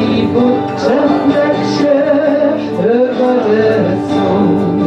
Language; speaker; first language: German; native; German